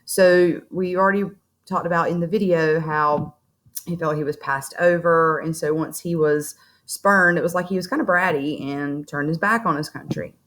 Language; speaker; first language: English; native; English